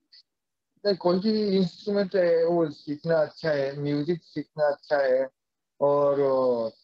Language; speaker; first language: Hindi; non-native, fluent; Japanese